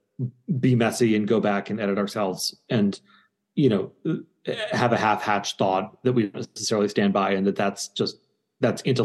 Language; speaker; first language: English; native; English